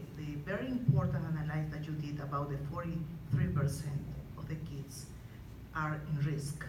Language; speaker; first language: English; non-native, fluent; Spanish